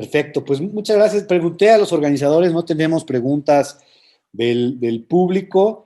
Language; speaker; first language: Spanish; native; Spanish